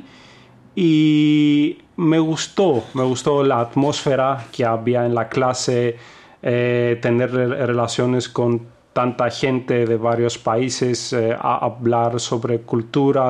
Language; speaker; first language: Spanish; non-native, fluent; Greek